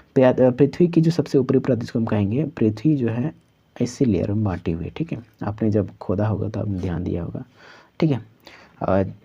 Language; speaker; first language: Hindi; non-native, local second language; Santali